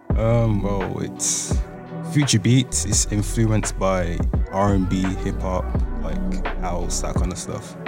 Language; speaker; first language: English; native; English